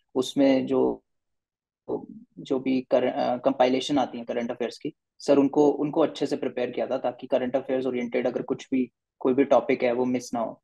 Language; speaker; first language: Hindi; native; Hindi